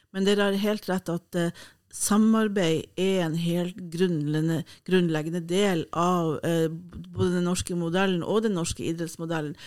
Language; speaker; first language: Norwegian; native; Norwegian